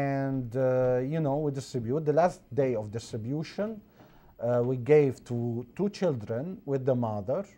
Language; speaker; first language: English; non-native, fluent; Arabic